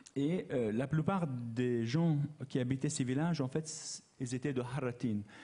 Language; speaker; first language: French; non-native, fluent; Arabic